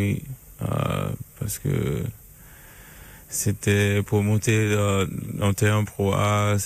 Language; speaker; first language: French; non-native, learner; English